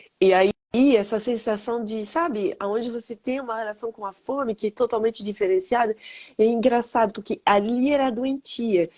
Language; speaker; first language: Portuguese; non-native, fluent; French